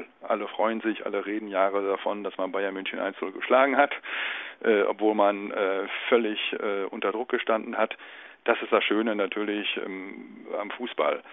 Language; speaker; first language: German; native; German